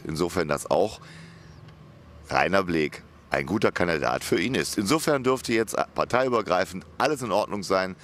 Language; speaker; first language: German; native; German